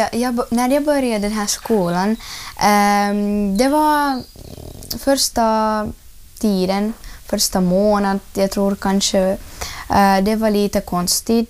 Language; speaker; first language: Swedish; non-native, learner; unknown